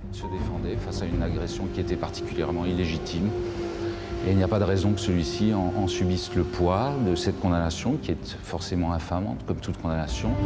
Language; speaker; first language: French; native; French